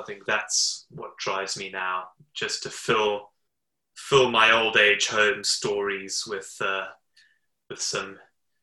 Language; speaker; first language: English; native; English